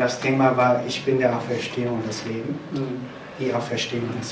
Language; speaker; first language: German; non-native, fluent; Korean